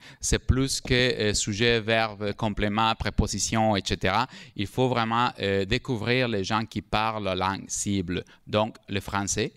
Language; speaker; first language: French; non-native, fluent; Spanish